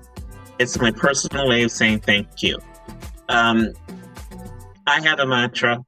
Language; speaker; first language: English; native; English